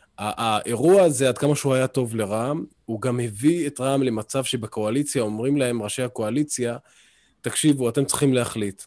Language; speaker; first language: Hebrew; non-native, local second language; Arabic